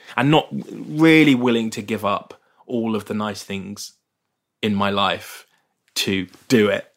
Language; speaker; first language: English; native; English